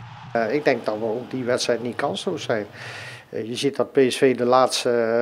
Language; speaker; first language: Dutch; native; Dutch